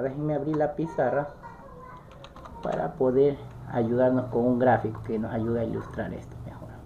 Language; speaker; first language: Spanish; native; Spanish